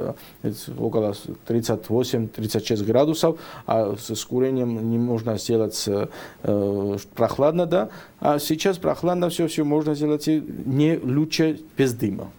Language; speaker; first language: Russian; non-native, fluent; Georgian